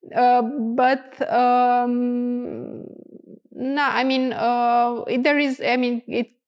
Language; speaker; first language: English; non-native, fluent; Romanian